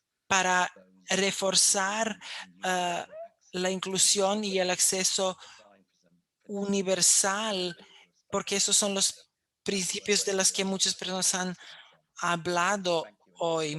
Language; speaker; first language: Spanish; non-native, fluent; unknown